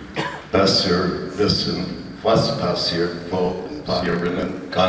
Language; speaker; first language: German; non-native, learner; English